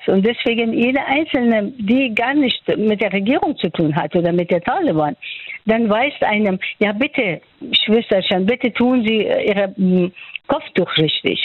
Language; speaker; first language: German; non-native, fluent; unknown